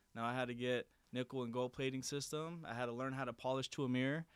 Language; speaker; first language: English; native; English